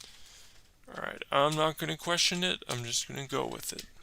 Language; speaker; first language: English; native; English